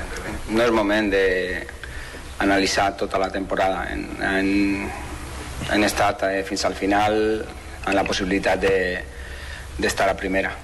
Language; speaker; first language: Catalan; non-native, fluent; Spanish